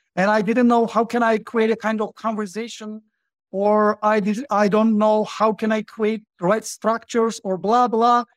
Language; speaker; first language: English; non-native, fluent; Turkish